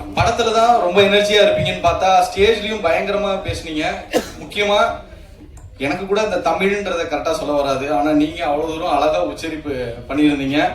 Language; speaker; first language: Tamil; native; Tamil